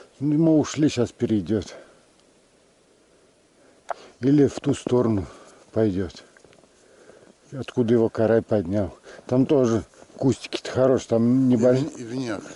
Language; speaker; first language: Russian; native; Russian